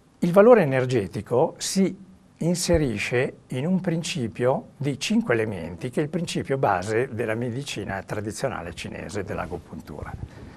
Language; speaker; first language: Italian; native; Italian